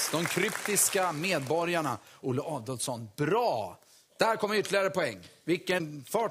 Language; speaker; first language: Swedish; native; Swedish